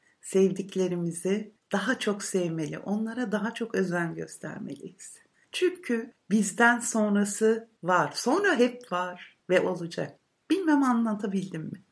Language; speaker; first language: Turkish; native; Turkish